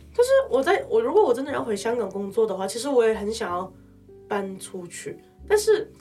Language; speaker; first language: Chinese; non-native, local second language; Cantonese